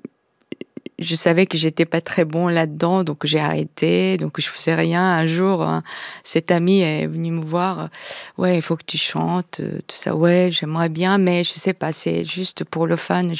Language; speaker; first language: French; non-native, fluent; Korean